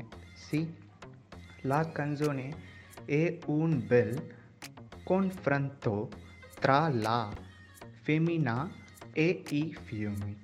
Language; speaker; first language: Italian; non-native, learner; Tamil